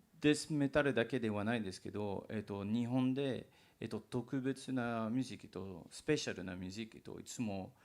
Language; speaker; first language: Japanese; non-native, learner; English